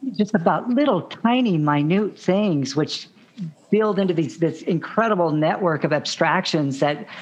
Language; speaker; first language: English; native; English